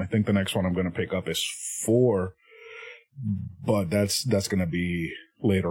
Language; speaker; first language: English; non-native, fluent; Spanish